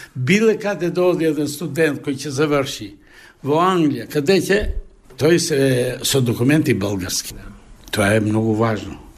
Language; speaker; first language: Bulgarian; early bilingual, heritage; Bulgarian